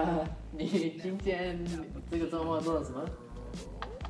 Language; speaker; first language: Chinese; non-native, learner; English